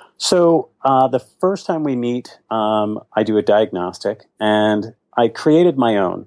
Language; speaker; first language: English; native; English